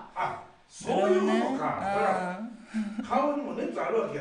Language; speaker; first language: Japanese; native; Japanese